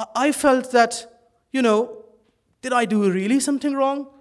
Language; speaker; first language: English; early bilingual, other home language; Dutch